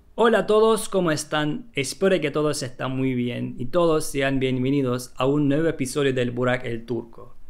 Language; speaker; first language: Spanish; non-native, fluent; Turkish